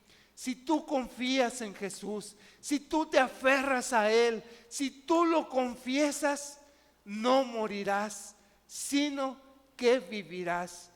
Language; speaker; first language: Spanish; native; Spanish